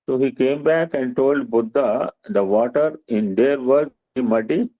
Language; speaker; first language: English; non-native, local second language; Telugu